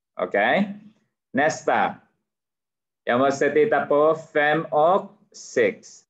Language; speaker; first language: Swedish; non-native, fluent; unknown